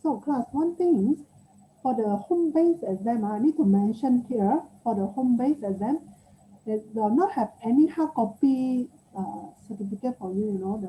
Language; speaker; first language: English; non-native, local second language; Chinese